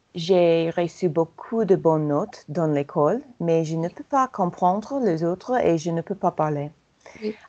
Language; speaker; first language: French; non-native, learner; English